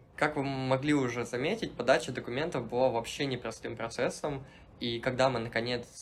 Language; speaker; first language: Russian; native; Russian